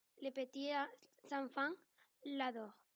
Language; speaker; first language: French; non-native, learner; Spanish